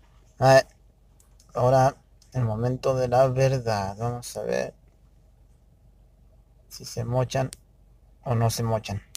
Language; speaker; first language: Spanish; early bilingual, heritage; Spanish